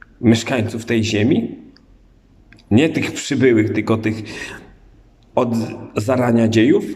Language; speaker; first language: Polish; native; Polish